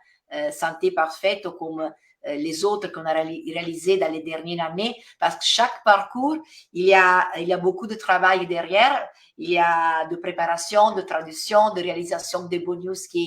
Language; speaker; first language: French; non-native, fluent; Italian